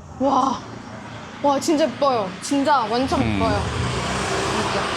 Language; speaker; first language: Korean; non-native, learner; Vietnamese